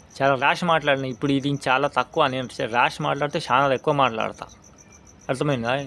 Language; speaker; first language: Telugu; non-native, local second language; Urdu